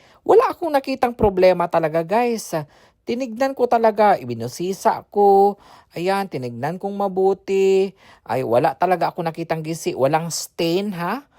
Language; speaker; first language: Filipino; non-native, local second language; Cebuano